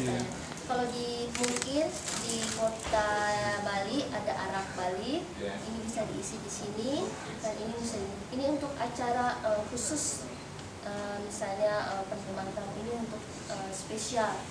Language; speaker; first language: Indonesian; non-native, fluent; Japanese